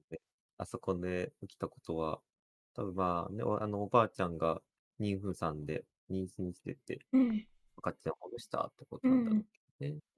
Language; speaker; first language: Japanese; native; Japanese